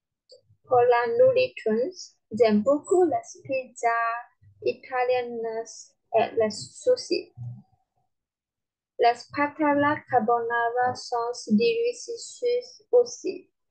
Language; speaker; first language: French; non-native, learner; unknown